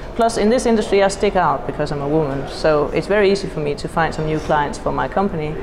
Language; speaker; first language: English; non-native, fluent; Danish